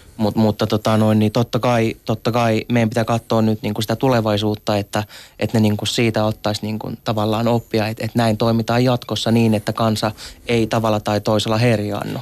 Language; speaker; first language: Finnish; early bilingual, other home language; Arabic